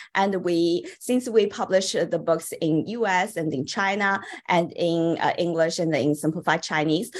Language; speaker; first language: English; non-native, fluent; Chinese